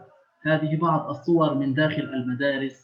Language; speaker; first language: Arabic; native; Arabic